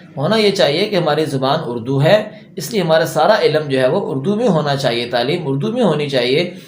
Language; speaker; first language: Urdu; native; Urdu